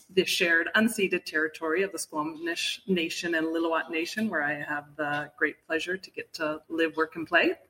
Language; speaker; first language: English; native; English